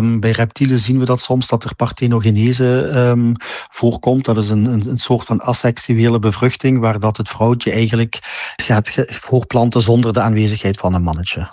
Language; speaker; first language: Dutch; native; Dutch